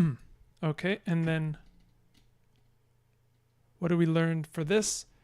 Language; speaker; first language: English; native; English